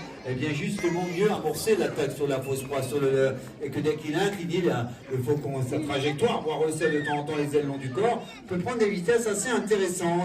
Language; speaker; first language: French; native; French